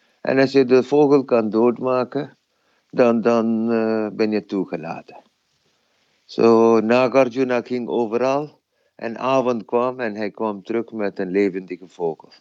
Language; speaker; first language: Dutch; non-native, fluent; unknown